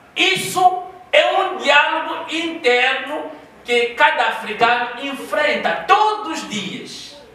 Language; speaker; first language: Portuguese; non-native, local second language; Kongo